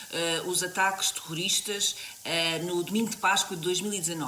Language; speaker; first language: Portuguese; native; Portuguese